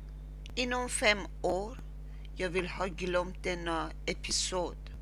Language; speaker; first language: Swedish; non-native, learner; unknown